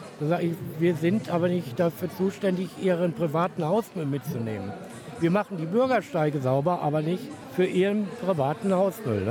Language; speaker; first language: German; native; German